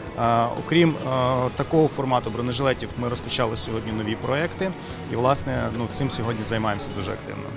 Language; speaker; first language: Ukrainian; native; Ukrainian